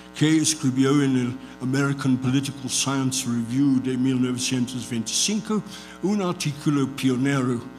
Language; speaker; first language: Spanish; non-native, fluent; English